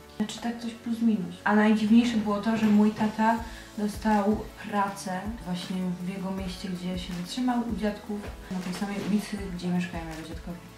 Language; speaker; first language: Polish; native; Polish